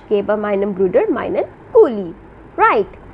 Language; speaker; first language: German; non-native, learner; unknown